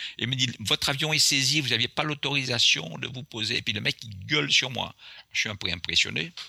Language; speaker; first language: French; non-native, local second language; Guadeloupean Creole French